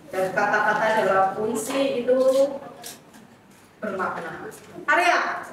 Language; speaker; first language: Indonesian; native; Indonesian